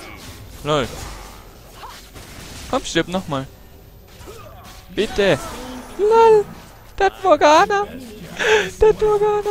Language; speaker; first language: German; native; German